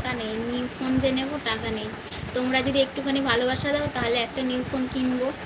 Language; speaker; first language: Bangla; non-native, local second language; Santali